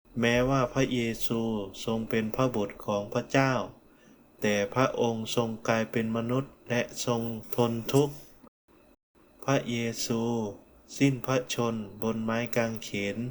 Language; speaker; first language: Thai; non-native, fluent; Korean